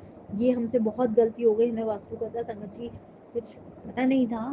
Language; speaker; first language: Hindi; native; Hindi